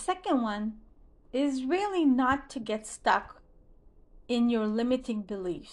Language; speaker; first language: English; non-native, fluent; French